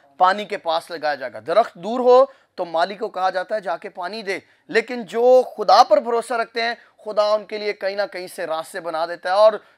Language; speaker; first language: Urdu; non-native, local second language; Punjabi